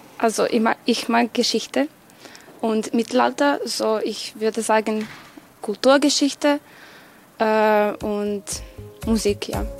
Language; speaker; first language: German; non-native, fluent; Serbian